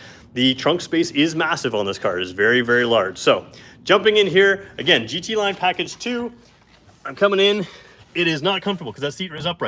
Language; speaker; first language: English; native; English